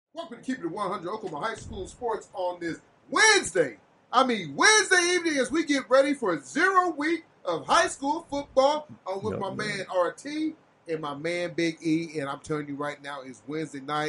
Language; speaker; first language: English; native; English